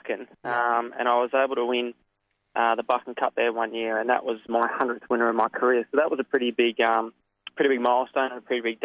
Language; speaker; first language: English; native; English